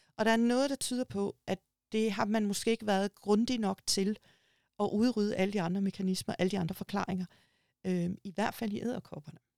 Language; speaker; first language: Danish; native; Danish